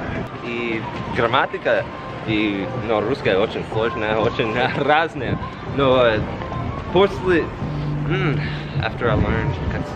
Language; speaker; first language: Russian; non-native, learner; English